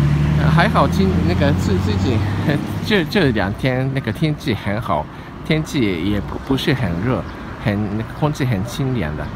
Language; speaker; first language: Chinese; non-native, fluent; Japanese